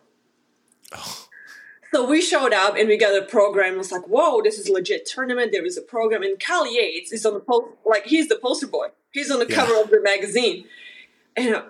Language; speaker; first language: English; non-native, fluent; Slovak